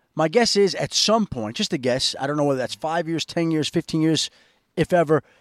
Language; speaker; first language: English; native; English